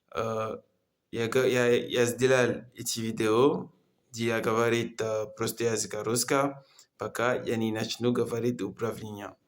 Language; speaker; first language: Russian; non-native, learner; Comorian